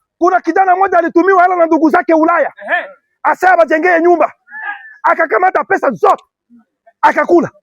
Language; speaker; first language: Swahili; non-native, local second language; Lingala